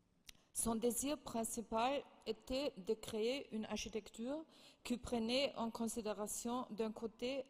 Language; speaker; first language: French; non-native, fluent; German